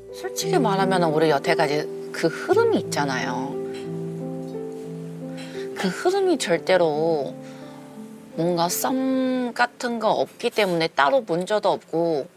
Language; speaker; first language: Korean; non-native, fluent; Chinese